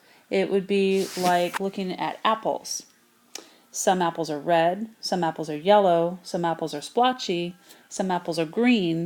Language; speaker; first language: English; native; English